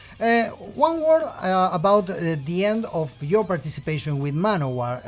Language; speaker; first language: English; non-native, fluent; Spanish